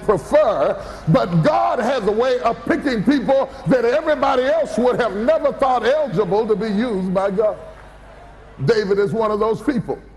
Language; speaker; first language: English; native; English